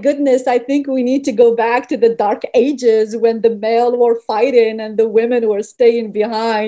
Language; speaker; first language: English; non-native, fluent; Berber languages